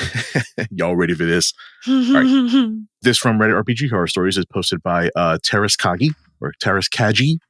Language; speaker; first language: English; native; English